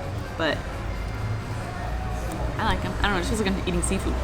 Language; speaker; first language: English; native; English